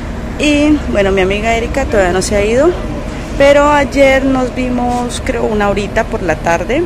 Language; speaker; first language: Spanish; native; Spanish